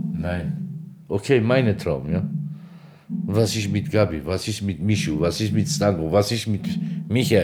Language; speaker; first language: German; non-native, learner; Turkish